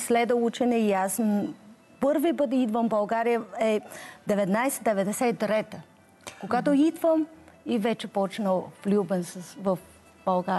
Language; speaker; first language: Bulgarian; non-native, learner; Chinese